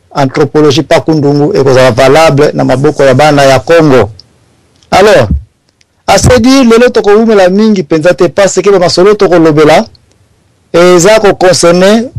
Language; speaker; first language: French; non-native, local second language; Lingala